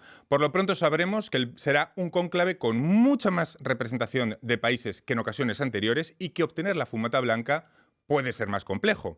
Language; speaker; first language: Spanish; native; Spanish